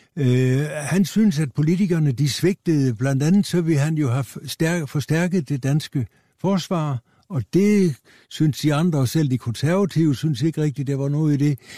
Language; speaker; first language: Danish; native; Danish